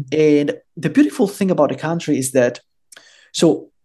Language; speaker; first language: English; non-native, fluent; Italian